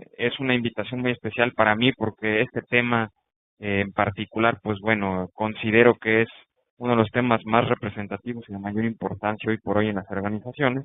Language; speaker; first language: Spanish; native; Spanish